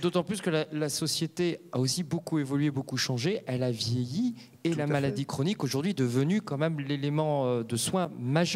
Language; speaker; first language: French; native; French